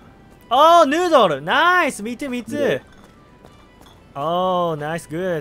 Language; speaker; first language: English; non-native, learner; Japanese